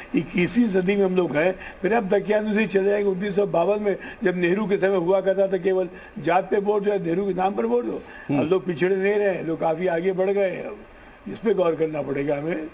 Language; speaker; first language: Hindi; non-native, local second language; Telugu